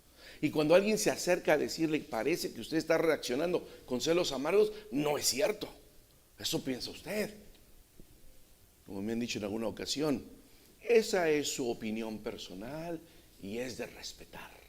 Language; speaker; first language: Spanish; native; Spanish